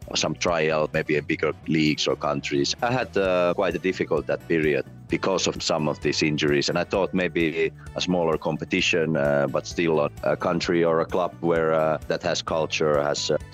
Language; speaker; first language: English; non-native, fluent; Finnish